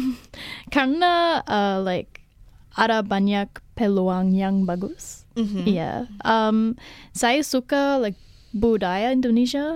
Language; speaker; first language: Indonesian; non-native, learner; English